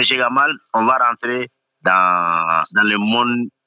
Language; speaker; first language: French; non-native, local second language; Bambara